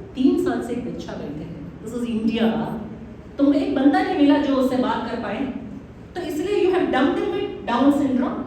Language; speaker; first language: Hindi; non-native, local second language; Malayalam